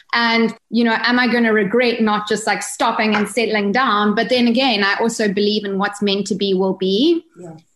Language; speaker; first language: English; native; English